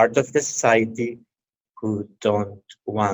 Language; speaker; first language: English; non-native, fluent; Spanish